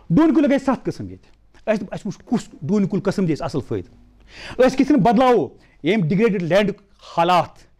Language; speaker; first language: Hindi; non-native, local second language; Kashmiri